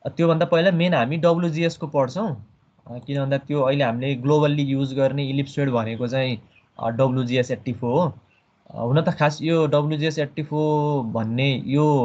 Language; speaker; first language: Nepali; native; Nepali